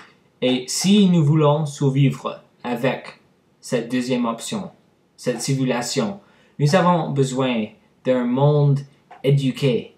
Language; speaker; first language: French; non-native, learner; English